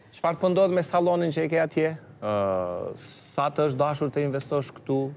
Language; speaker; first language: Albanian; native; Albanian